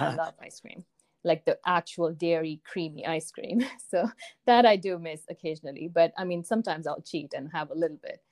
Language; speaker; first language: English; non-native, local second language; Tamil